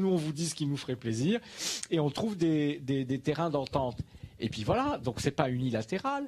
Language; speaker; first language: French; native; French